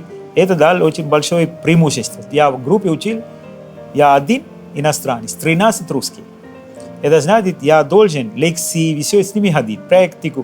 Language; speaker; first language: Russian; non-native, fluent; Sinhala